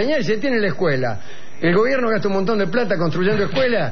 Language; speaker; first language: Spanish; native; Spanish